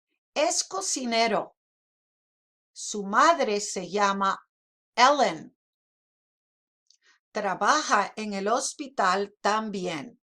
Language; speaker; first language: Spanish; non-native, fluent; English